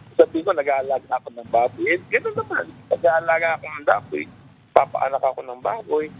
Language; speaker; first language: Filipino; native; Filipino